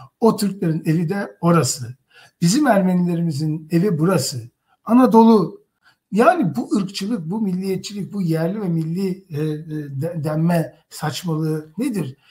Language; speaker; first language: Turkish; native; Turkish